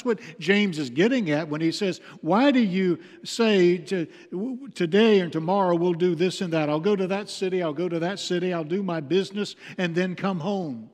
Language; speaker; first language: English; native; English